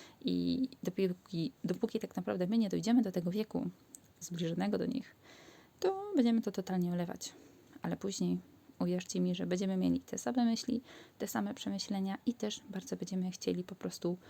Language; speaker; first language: Polish; native; Polish